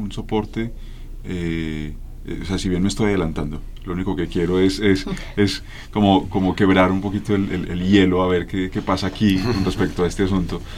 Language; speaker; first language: Spanish; native; Spanish